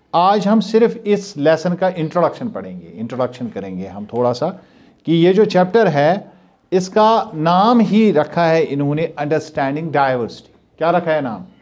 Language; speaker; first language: Urdu; non-native, local second language; Kashmiri